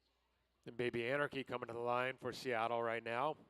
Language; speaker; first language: English; native; English